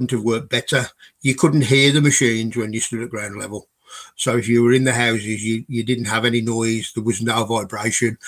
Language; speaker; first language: English; native; English